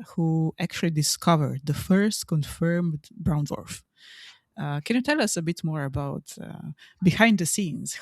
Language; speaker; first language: English; non-native, fluent; Slovenian